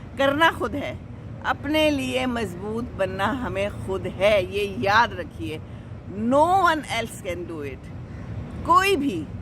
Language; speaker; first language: Urdu; non-native, local second language; Pashto